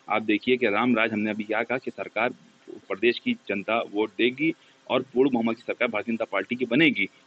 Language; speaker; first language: Hindi; native; Hindi